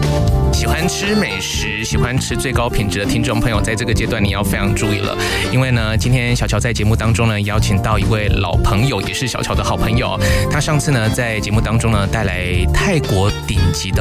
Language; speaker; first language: Chinese; native; Chinese